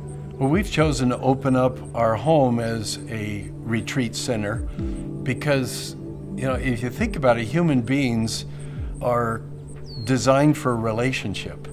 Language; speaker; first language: English; native; English